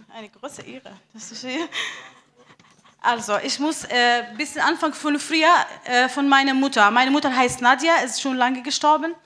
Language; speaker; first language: German; non-native, learner; Arabic